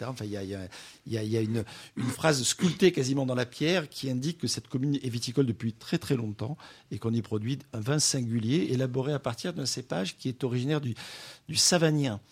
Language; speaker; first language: French; native; French